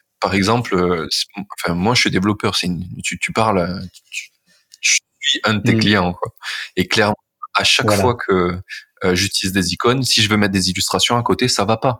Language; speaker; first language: French; native; French